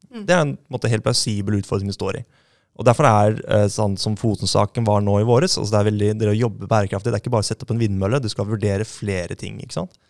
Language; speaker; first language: Norwegian; native; Norwegian